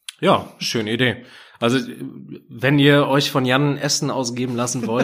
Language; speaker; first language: German; native; German